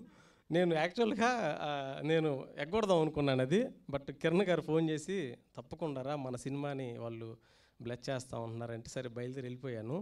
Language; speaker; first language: Telugu; native; Telugu